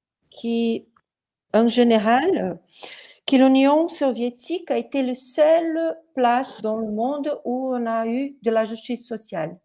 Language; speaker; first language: French; non-native, fluent; Portuguese